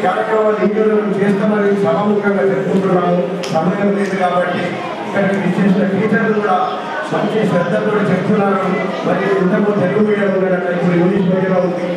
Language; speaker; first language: Telugu; native; Telugu